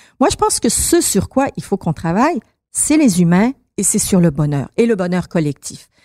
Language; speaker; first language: French; early bilingual, other home language; Persian